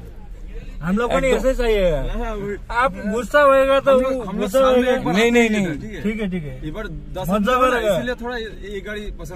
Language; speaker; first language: Hindi; non-native, local second language; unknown